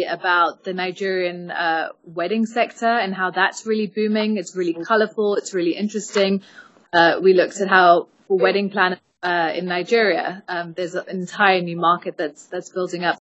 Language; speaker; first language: English; native; English